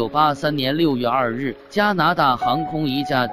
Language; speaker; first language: Chinese; native; Chinese